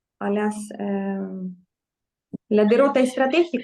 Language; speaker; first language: Spanish; non-native, fluent; Russian